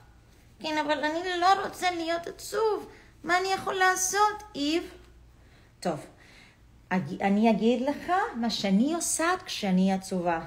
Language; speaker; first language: Hebrew; non-native, fluent; English